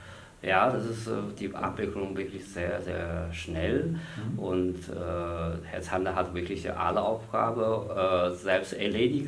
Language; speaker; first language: German; non-native, fluent; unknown